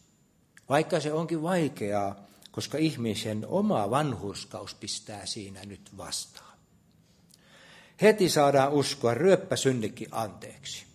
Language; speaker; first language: Finnish; native; Finnish